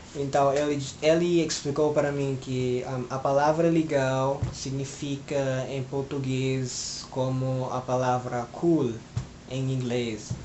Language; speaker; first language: Portuguese; non-native, fluent; Filipino